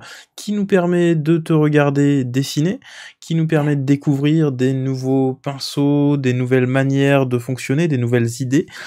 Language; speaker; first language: French; native; French